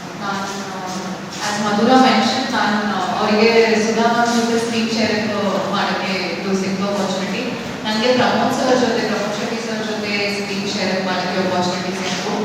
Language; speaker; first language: Kannada; non-native, fluent; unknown